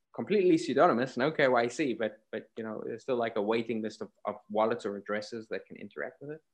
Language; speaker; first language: English; native; English